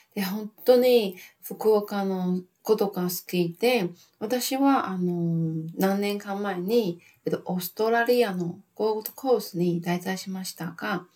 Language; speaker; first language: Japanese; non-native, learner; Chinese